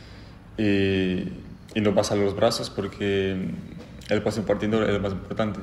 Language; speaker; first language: Spanish; non-native, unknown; French